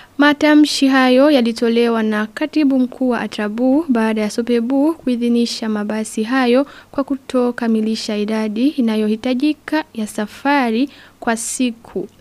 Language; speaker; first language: Swahili; non-native, local second language; Rundi